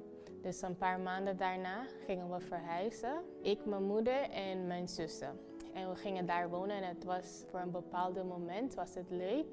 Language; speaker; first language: Dutch; non-native, fluent; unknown